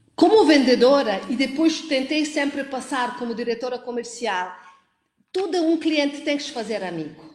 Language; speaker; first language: Portuguese; non-native, fluent; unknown